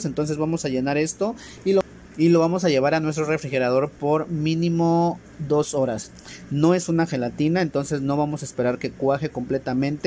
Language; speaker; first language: Spanish; native; Spanish